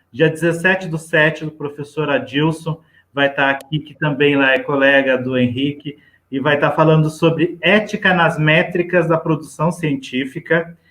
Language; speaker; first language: Portuguese; native; Portuguese